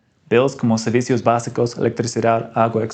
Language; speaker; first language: Spanish; non-native, fluent; English